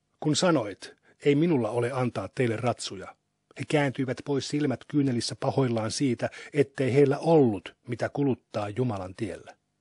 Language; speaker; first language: Finnish; native; Finnish